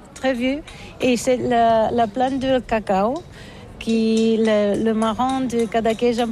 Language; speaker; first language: French; non-native, learner; Catalan